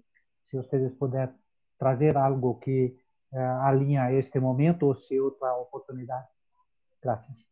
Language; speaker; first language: Spanish; non-native, fluent; Portuguese